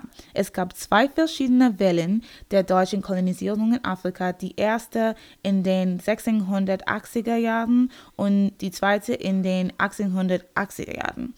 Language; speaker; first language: German; non-native, learner; English